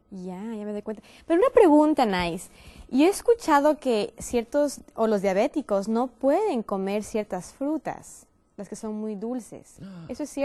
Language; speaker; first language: Spanish; native; Spanish